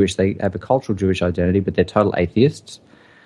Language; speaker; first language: English; native; English